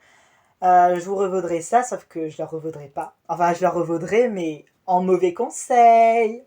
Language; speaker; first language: French; native; French